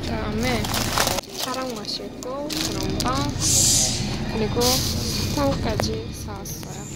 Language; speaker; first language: Korean; non-native, learner; Azerbaijani